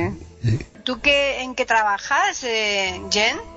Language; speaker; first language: Spanish; native; Spanish